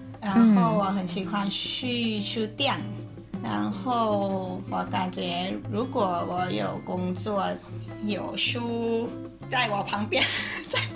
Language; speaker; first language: Chinese; non-native, learner; Thai